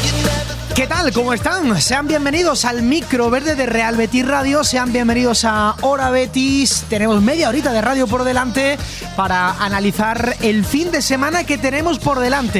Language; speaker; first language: Spanish; native; Spanish